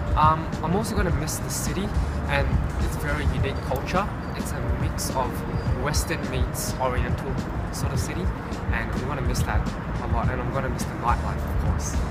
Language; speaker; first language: English; native; English